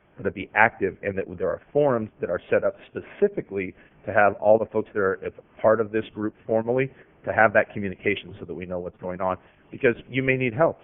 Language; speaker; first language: English; native; English